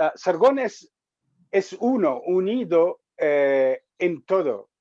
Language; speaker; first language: Spanish; non-native, fluent; Arabic